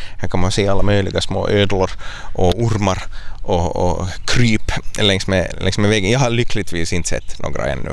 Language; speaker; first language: Swedish; native; Swedish